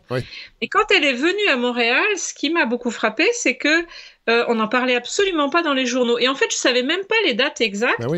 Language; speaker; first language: French; native; French